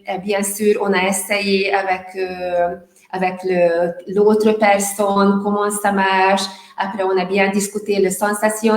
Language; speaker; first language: French; non-native, learner; Hungarian